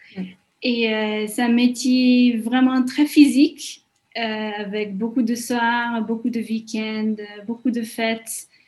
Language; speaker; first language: French; non-native, fluent; Hungarian